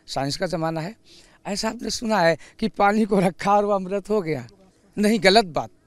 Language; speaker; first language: Hindi; native; Hindi